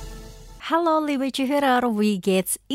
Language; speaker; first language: German; non-native, fluent; Indonesian